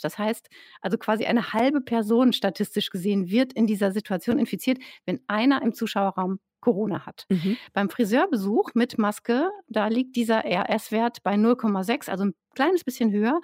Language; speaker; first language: German; native; German